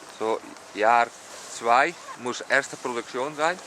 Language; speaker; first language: German; non-native, learner; Dutch